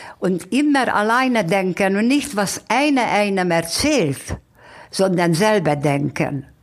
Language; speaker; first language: German; non-native, fluent; Hungarian